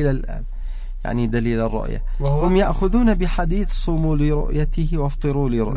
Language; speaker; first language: Arabic; native; Arabic